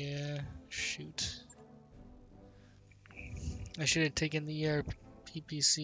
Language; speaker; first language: English; native; English